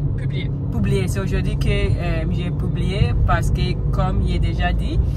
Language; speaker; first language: French; non-native, learner; Akan